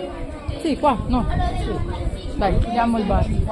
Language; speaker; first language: Italian; non-native, fluent; Filipino